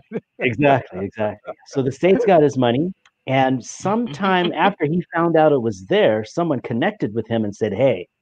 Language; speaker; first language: English; native; English